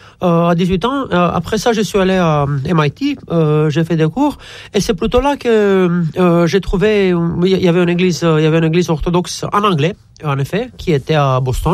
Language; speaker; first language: French; non-native, fluent; Romanian